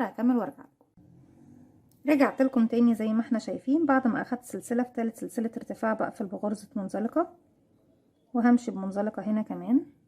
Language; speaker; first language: Arabic; native; Arabic